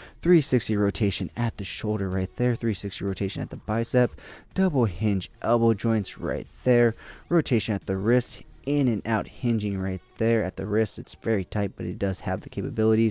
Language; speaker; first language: English; native; English